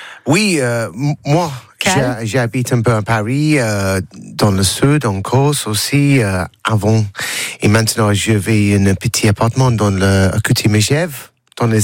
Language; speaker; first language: French; non-native, learner; English